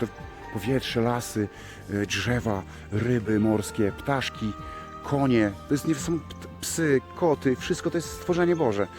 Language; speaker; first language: Polish; native; Polish